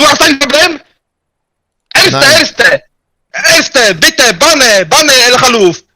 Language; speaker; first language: German; non-native, learner; Polish